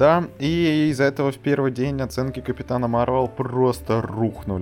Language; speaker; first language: Russian; native; Russian